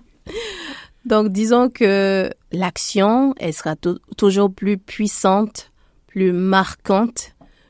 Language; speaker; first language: French; native; French